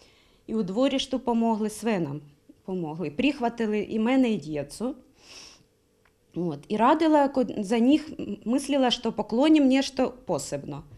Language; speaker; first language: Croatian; non-native, learner; Ukrainian